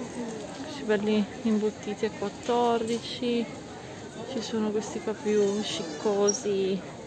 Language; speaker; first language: Italian; non-native, local second language; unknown